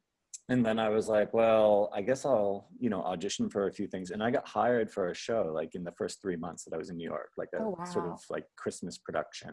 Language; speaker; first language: English; native; English